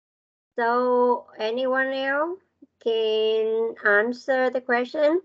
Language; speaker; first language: English; non-native, learner; Vietnamese